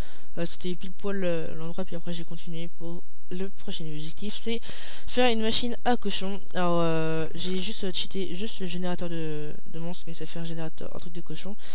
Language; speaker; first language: French; native; French